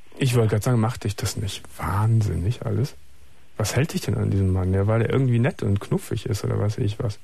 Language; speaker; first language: German; native; German